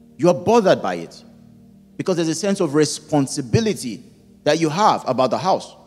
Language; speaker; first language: English; non-native, local second language; Yoruba